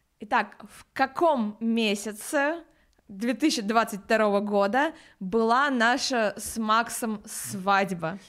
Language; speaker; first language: Russian; native; Russian